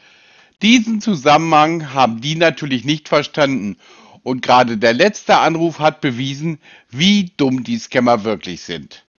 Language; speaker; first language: German; native; German